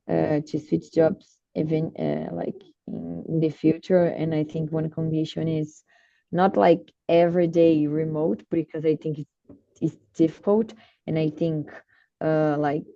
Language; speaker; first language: English; non-native, learner; Portuguese